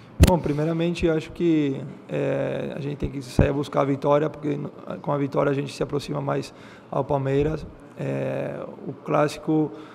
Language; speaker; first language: Portuguese; non-native, fluent; Spanish